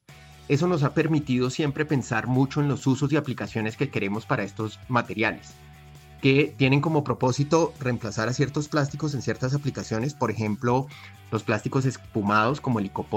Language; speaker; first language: Spanish; native; Spanish